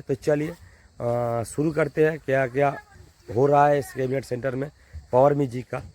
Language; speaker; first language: Hindi; non-native, local second language; Bangla